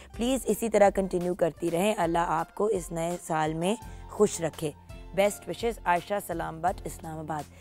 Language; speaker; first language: Urdu; native; Urdu